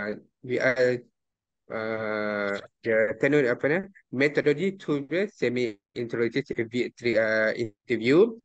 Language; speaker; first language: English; non-native, local second language; Malay